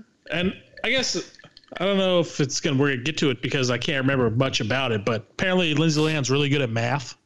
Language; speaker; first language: English; native; English